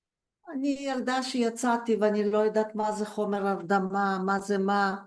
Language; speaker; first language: Hebrew; early bilingual, other home language; Polish